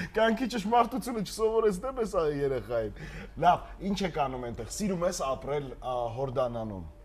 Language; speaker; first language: Armenian; native; Armenian